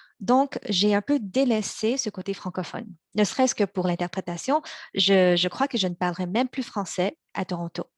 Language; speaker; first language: French; early bilingual, other home language; Chinese